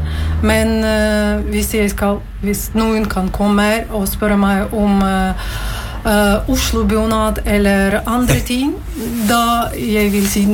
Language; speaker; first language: Norwegian; non-native, learner; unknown